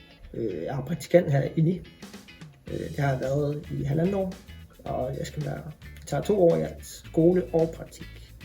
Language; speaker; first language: Danish; non-native, local second language; Kalaallisut